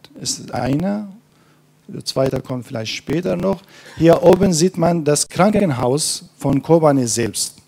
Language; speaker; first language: German; non-native, fluent; Kurdish